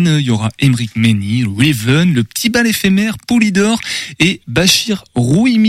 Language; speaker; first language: French; native; French